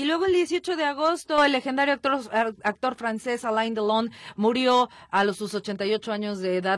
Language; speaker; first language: Spanish; native; Spanish